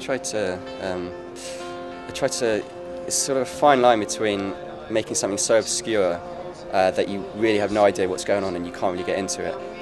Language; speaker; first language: English; native; English